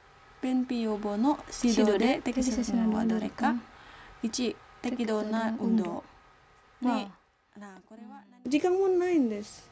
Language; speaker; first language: Japanese; non-native, learner; Indonesian